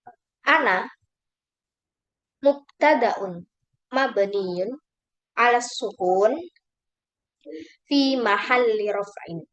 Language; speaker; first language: Arabic; non-native, learner; Indonesian